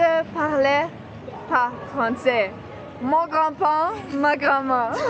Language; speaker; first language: French; non-native, learner; Spanish